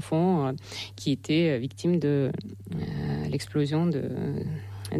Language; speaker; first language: French; non-native, fluent; Russian